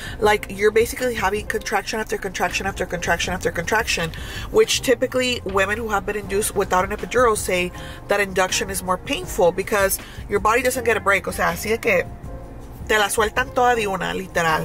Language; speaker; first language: English; early bilingual, other home language; Spanish